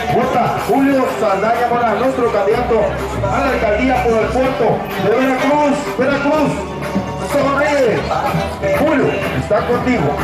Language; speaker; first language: Spanish; native; Spanish